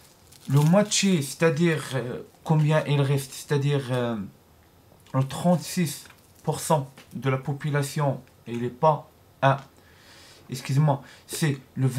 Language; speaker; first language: French; non-native, learner; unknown